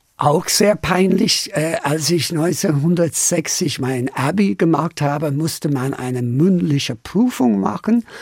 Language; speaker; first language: German; non-native, fluent; English